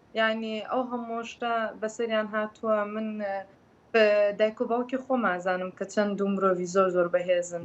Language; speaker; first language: Central Kurdish; early bilingual, heritage; Central Kurdish